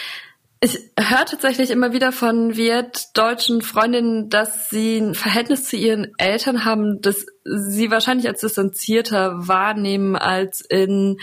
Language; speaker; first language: German; native; German